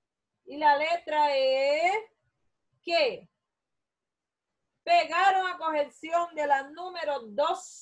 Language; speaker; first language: Spanish; non-native, fluent; Portuguese